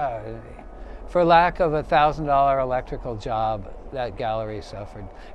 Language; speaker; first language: English; native; English